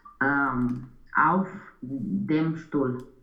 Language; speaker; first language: German; non-native, learner; Romanian